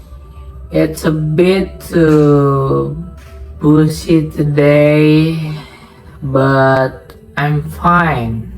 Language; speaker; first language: English; non-native, learner; Indonesian